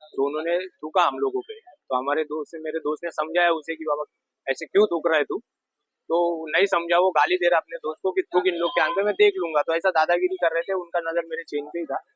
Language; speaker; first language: Hindi; non-native, local second language; Marathi